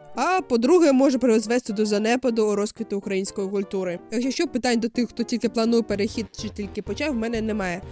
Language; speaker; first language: Ukrainian; non-native, local second language; Russian